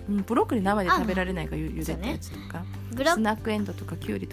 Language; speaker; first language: Japanese; non-native, fluent; Korean